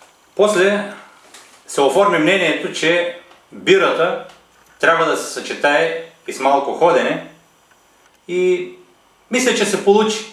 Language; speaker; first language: Bulgarian; native; Bulgarian